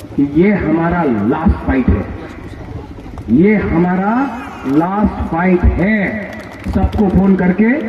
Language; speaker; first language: Hindi; non-native, local second language; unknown